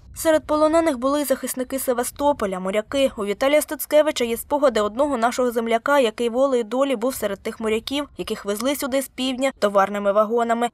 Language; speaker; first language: Ukrainian; native; Ukrainian